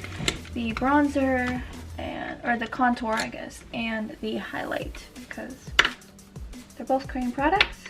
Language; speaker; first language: English; native; English